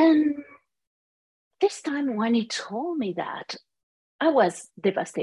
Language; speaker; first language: English; non-native, fluent; French